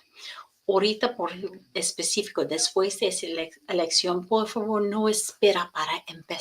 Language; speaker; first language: Spanish; non-native, learner; English